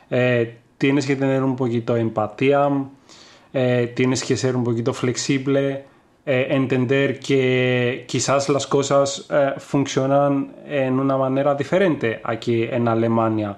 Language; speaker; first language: Spanish; non-native, fluent; Greek